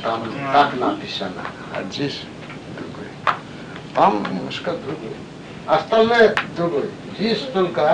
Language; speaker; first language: Russian; non-native, learner; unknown